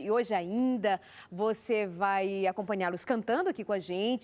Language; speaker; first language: Portuguese; native; Portuguese